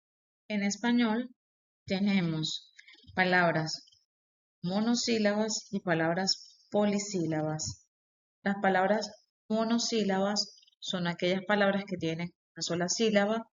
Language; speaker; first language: Spanish; native; Spanish